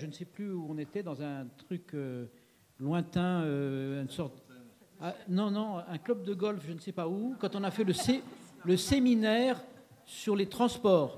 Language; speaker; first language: French; native; French